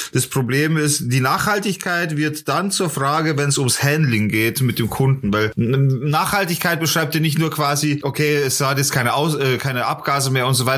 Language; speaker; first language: German; native; German